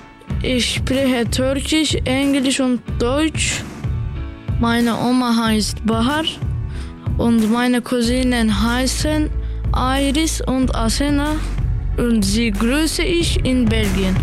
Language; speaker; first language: German; non-native, learner; Turkish